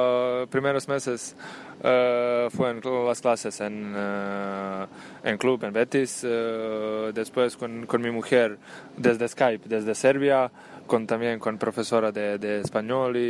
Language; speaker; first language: Spanish; non-native, learner; Serbian